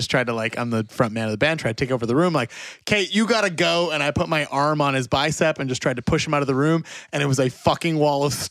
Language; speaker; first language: English; native; English